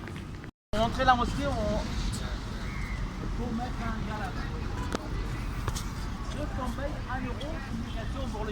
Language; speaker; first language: French; non-native, learner; Arabic